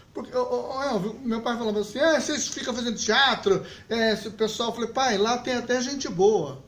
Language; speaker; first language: Portuguese; native; Portuguese